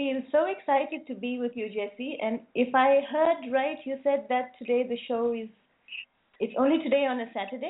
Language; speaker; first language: English; native; English